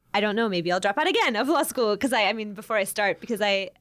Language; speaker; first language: English; native; English